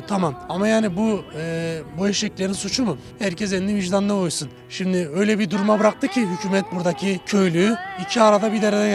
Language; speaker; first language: Turkish; native; Turkish